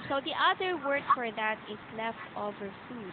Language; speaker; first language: English; non-native, local second language; Filipino